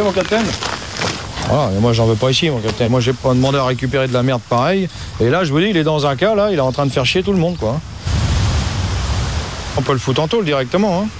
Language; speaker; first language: French; native; French